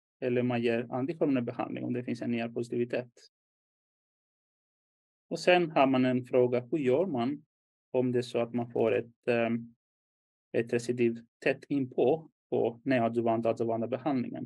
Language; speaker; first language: Swedish; non-native, fluent; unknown